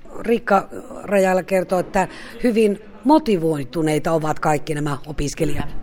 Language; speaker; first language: Finnish; native; Finnish